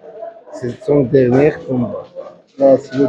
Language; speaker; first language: French; non-native, learner; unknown